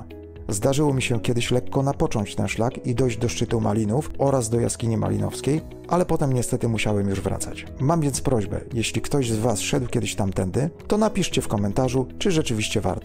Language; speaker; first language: Polish; native; Polish